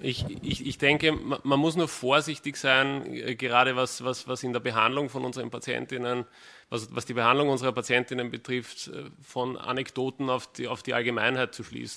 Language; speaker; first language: German; native; German